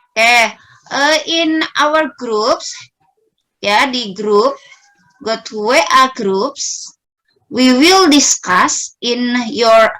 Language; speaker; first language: English; non-native, learner; Indonesian